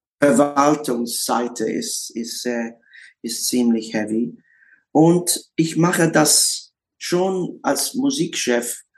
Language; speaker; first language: German; non-native, learner; English